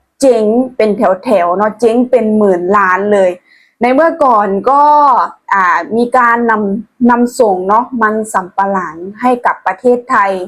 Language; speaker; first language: Thai; non-native, local second language; Northeastern Thai